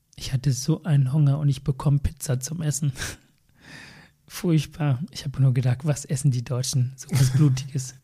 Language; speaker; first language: German; non-native, fluent; Tamil